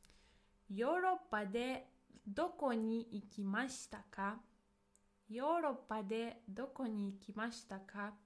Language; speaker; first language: Japanese; non-native, fluent; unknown